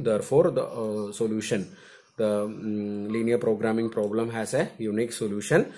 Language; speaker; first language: English; non-native, local second language; Malayalam